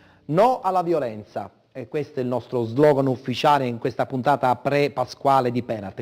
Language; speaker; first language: Italian; native; Italian